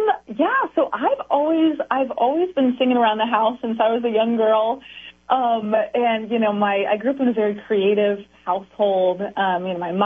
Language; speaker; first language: English; native; English